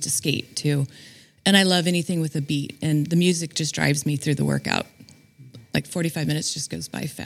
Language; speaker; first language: English; native; English